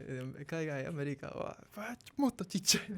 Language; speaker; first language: Japanese; non-native, learner; English